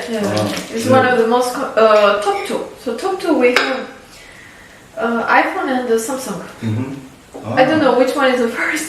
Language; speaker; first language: English; non-native, fluent; Albanian